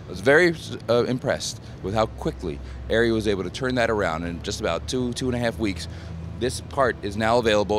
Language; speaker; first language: English; native; English